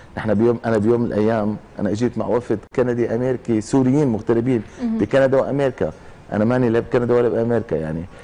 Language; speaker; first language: Arabic; native; Arabic